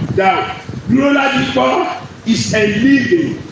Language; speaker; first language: English; non-native, local second language; Yoruba